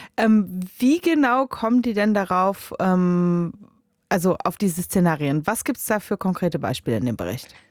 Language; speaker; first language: German; native; German